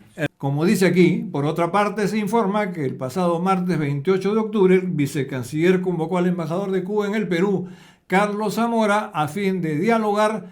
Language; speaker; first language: Spanish; native; Spanish